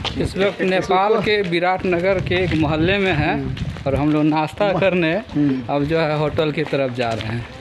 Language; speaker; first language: Hindi; native; Hindi